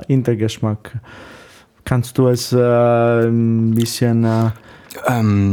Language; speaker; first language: German; non-native, learner; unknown